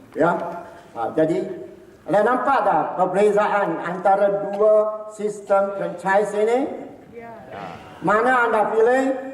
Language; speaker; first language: Malay; non-native, local second language; Min Nan Chinese